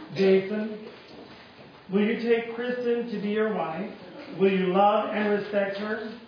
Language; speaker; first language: English; native; English